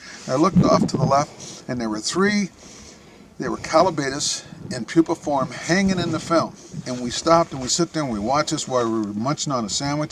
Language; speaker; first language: English; native; English